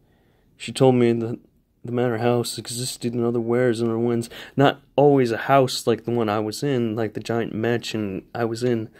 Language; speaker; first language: English; native; English